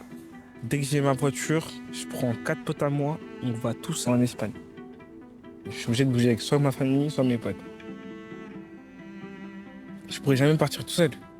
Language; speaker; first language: French; native; French